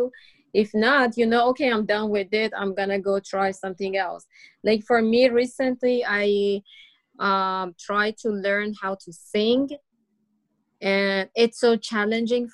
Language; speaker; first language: English; non-native, learner; Persian